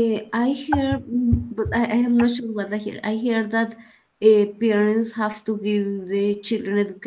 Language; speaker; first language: English; non-native, learner; Spanish